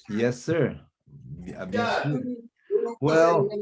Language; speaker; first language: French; non-native, learner; Portuguese